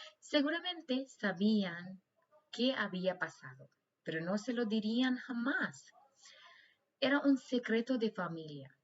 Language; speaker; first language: Spanish; non-native, learner; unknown